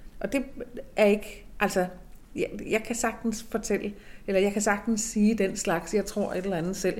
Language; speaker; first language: Danish; native; Danish